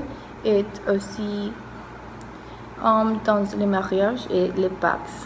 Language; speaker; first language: French; non-native, learner; Spanish